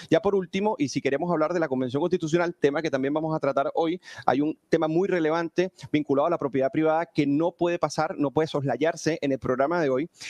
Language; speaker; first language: Spanish; native; Spanish